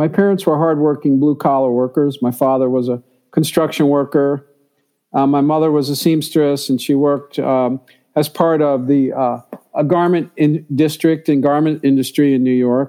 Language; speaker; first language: English; native; English